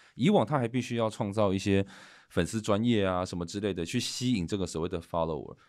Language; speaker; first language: Chinese; native; Chinese